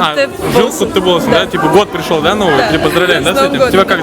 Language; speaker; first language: Russian; native; Russian